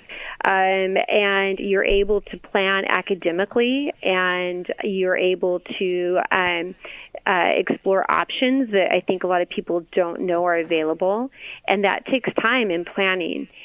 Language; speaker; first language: English; native; English